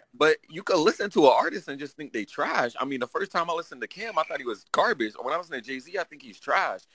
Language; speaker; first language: English; native; English